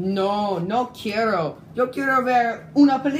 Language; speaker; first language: Spanish; non-native, learner; English